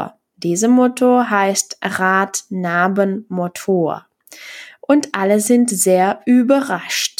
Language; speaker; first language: German; non-native, fluent; Czech